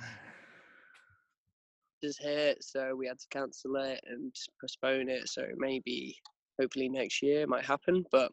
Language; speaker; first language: English; native; English